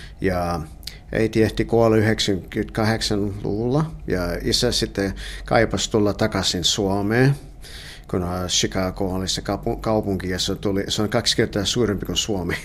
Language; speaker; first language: Finnish; early bilingual, heritage; English